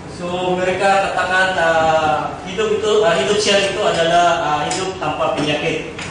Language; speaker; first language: Indonesian; non-native, fluent; Filipino